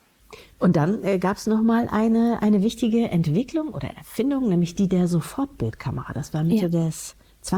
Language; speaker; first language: German; native; German